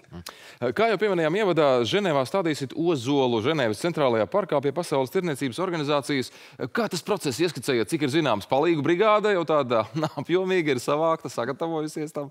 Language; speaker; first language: Latvian; native; Latvian